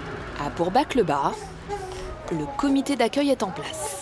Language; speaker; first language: French; native; French